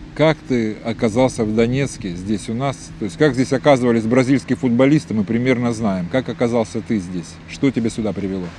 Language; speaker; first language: Russian; native; Russian